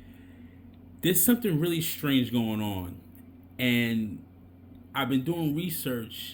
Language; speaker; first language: English; native; English